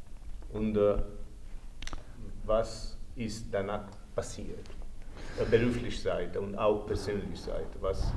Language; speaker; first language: German; non-native, learner; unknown